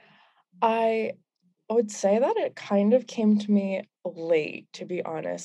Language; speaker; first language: English; native; English